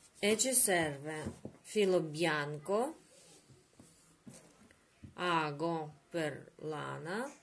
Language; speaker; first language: Italian; non-native, learner; Russian